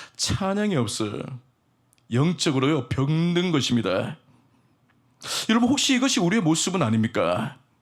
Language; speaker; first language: Korean; native; Korean